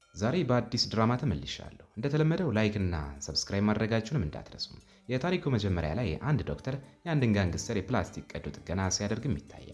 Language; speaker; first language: Amharic; native; Amharic